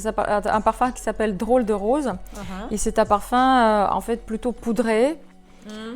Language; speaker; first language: French; non-native, fluent; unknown